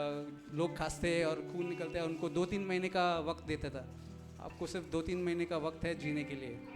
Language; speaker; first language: Hindi; non-native, local second language; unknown